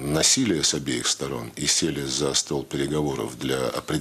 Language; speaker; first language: Russian; native; Russian